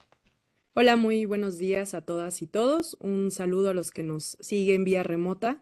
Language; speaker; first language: Spanish; native; Spanish